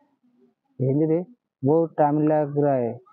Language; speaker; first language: Hindi; non-native, learner; Bangla